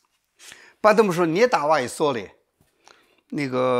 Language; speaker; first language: Russian; non-native, learner; Chinese